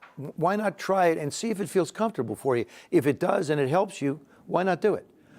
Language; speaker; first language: English; native; English